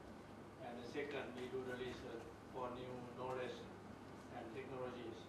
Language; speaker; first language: English; non-native, learner; Thai